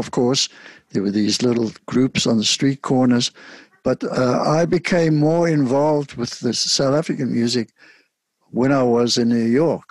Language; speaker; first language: English; native; English